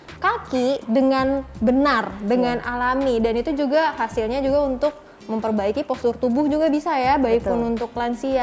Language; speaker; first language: Indonesian; native; Indonesian